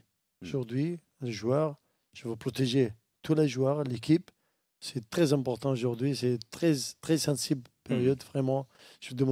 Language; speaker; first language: French; non-native, learner; Arabic